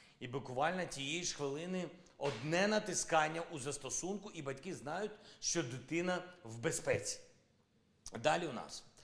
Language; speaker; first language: Ukrainian; non-native, local second language; Russian